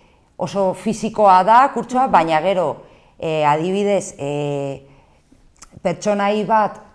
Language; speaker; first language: Basque; non-native, local second language; Spanish